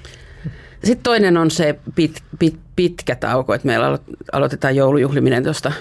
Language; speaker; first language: Finnish; native; Finnish